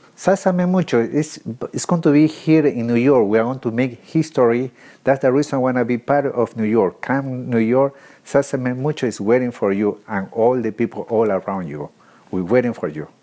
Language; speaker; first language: English; non-native, learner; Spanish